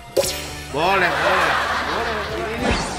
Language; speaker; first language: Indonesian; non-native, fluent; Japanese